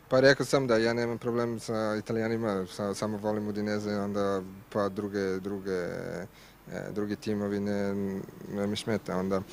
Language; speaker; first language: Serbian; non-native, learner; Italian